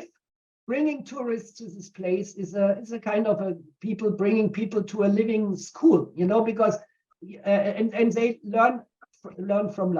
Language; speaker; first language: English; non-native, fluent; German